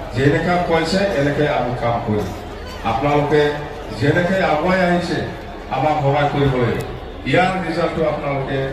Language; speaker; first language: Assamese; non-native, local second language; Bodo